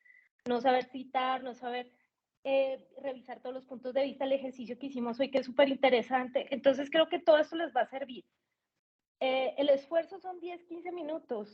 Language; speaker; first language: Spanish; native; Spanish